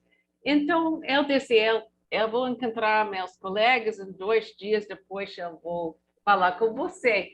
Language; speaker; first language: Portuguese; non-native, learner; English